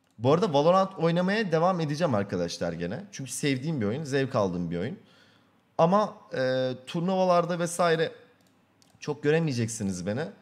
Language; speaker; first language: Turkish; native; Turkish